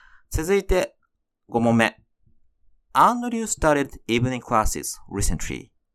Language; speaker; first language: English; non-native, fluent; Japanese